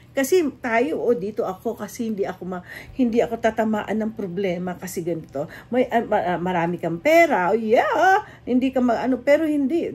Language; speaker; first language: Filipino; native; Filipino